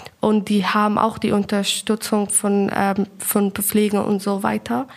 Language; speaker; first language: German; non-native, fluent; Persian